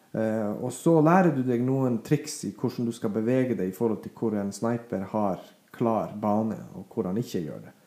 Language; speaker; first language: Norwegian; non-native, fluent; Bosnian